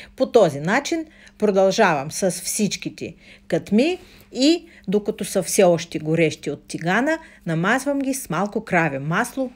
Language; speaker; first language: Bulgarian; non-native, fluent; Russian